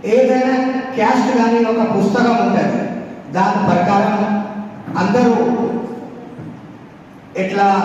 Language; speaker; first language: Telugu; non-native, local second language; Urdu